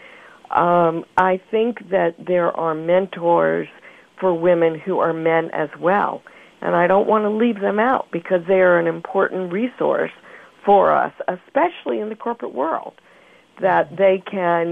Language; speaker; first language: English; native; English